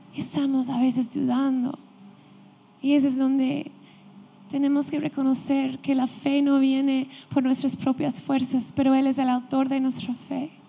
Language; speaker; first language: Spanish; non-native, fluent; English